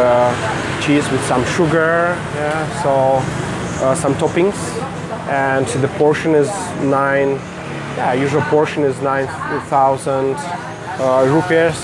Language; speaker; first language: English; non-native, fluent; Russian